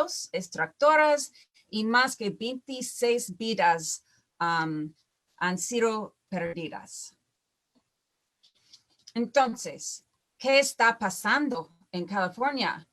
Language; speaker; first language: Spanish; non-native, fluent; English